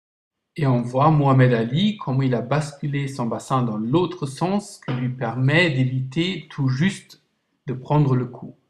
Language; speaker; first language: French; non-native, fluent; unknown